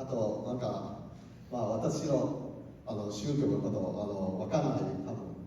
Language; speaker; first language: Japanese; non-native, learner; Cantonese